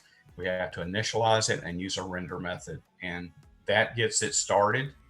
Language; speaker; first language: English; native; English